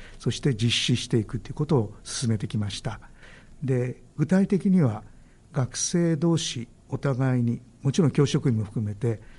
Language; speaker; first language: Japanese; native; Japanese